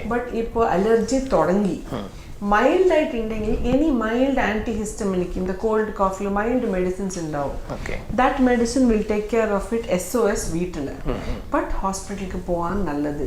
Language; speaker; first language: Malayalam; non-native, fluent; Tamil